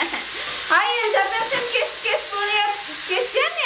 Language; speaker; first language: Turkish; non-native, learner; Indonesian